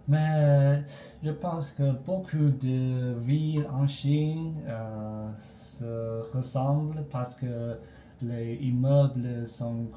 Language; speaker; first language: French; non-native, learner; Chinese